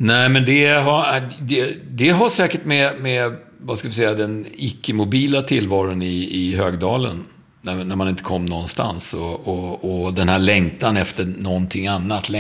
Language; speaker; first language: Swedish; native; Swedish